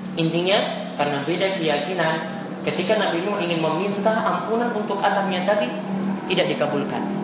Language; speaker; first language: Indonesian; native; Indonesian